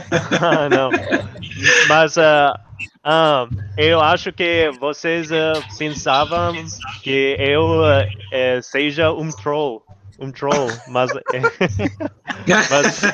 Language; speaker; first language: Portuguese; non-native, learner; English